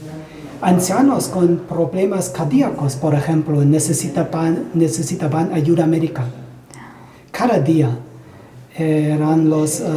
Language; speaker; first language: Spanish; non-native, fluent; German